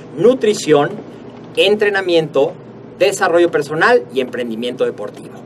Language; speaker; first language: Spanish; native; Spanish